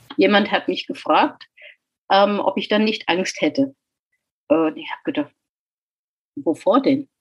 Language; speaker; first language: German; non-native, fluent; English